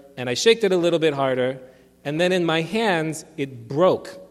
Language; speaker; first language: English; early bilingual, other home language; Armenian